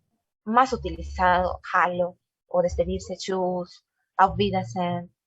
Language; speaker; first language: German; non-native, learner; Spanish